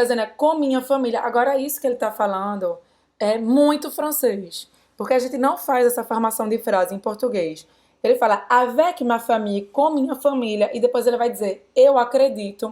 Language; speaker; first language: Portuguese; native; Portuguese